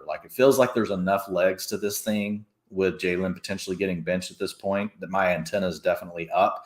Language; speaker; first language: English; native; English